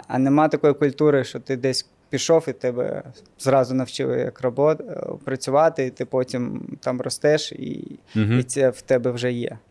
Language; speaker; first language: Ukrainian; non-native, local second language; Russian